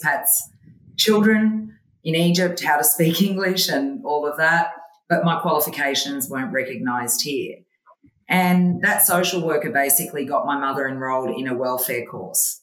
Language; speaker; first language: English; early bilingual, other home language; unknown